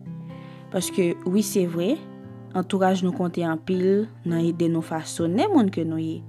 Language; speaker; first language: French; non-native, local second language; Haitian Creole